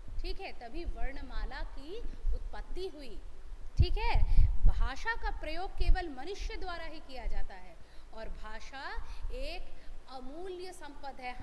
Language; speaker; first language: Hindi; non-native, local second language; Bangla